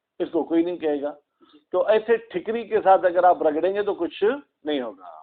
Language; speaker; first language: Urdu; non-native, local second language; Sindhi